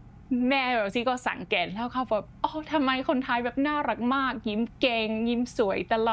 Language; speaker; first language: Thai; non-native, fluent; English